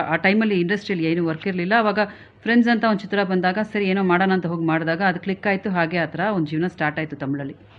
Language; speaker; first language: Kannada; non-native, local second language; Tamil